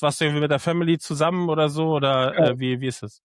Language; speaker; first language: German; native; German